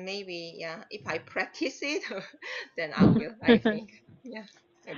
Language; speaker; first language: English; non-native, learner; Korean